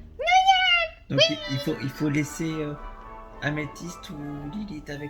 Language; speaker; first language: French; native; French